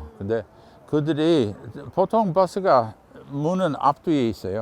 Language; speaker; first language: Korean; non-native, fluent; English